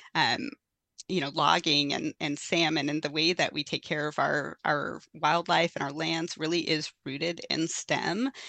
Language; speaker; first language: English; native; English